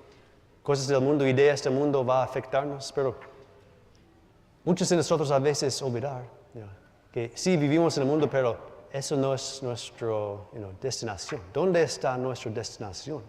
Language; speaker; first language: Spanish; non-native, learner; English